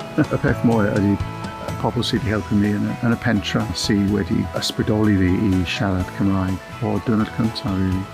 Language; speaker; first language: Welsh; non-native, local second language; English